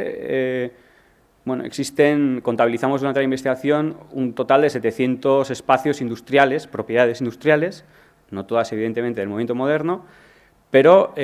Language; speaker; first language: Spanish; native; Spanish